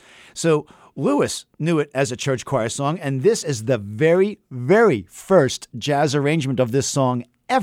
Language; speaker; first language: English; native; English